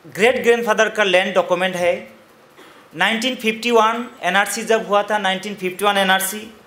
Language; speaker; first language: Hindi; non-native, local second language; Bangla